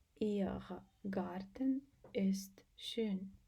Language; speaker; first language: German; non-native, fluent; Ukrainian